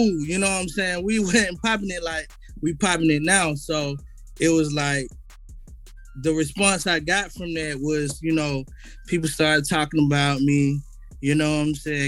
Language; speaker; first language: English; native; English